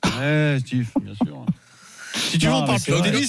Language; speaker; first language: French; native; French